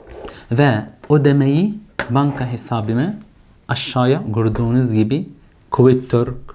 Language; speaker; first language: Turkish; non-native, fluent; Arabic